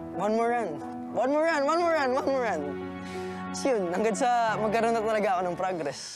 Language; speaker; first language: Filipino; native; Filipino